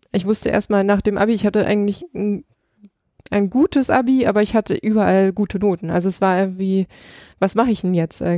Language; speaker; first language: German; early bilingual, other home language; Russian